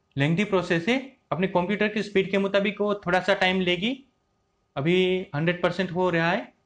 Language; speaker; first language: Hindi; native; Hindi